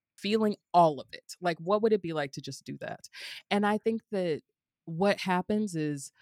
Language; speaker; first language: English; native; English